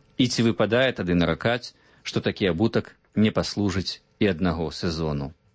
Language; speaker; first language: Belarusian; native; Belarusian